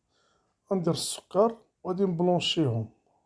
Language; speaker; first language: Arabic; native; Arabic